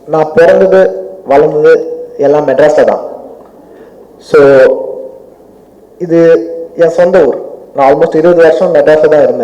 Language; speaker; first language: Tamil; non-native, local second language; Telugu